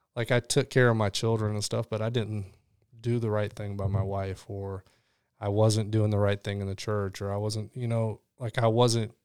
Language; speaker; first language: English; native; English